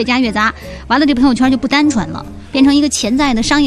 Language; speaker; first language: Chinese; native; Chinese